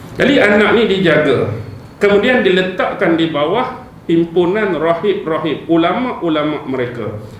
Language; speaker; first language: Malay; native; Malay